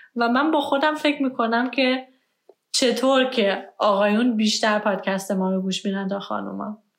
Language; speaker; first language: Persian; early bilingual, heritage; Persian